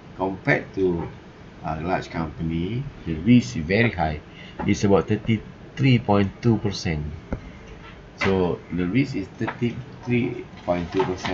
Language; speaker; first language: English; non-native, local second language; Malay